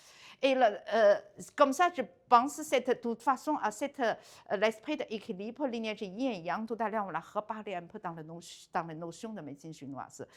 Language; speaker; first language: French; non-native, learner; Chinese